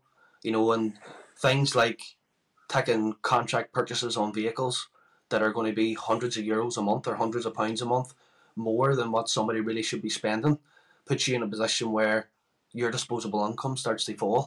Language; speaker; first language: English; native; English